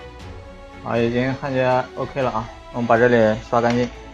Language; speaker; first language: Chinese; native; Chinese